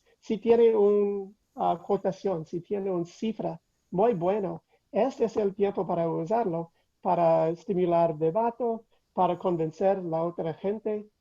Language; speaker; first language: Spanish; non-native, fluent; English